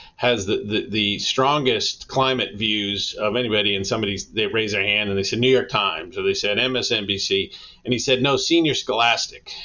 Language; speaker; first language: English; native; English